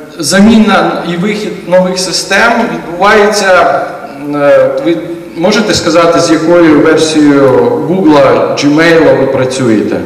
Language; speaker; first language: Ukrainian; native; Ukrainian